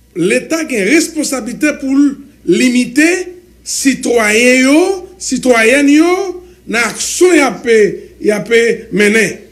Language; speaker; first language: French; non-native, local second language; Haitian Creole